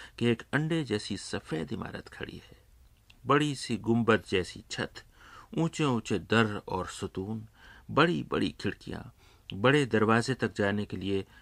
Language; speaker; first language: Urdu; native; Urdu